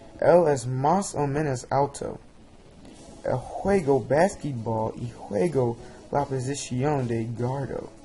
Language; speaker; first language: Spanish; non-native, learner; English